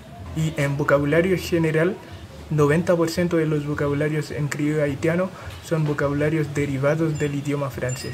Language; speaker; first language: Spanish; non-native, fluent; Haitian Creole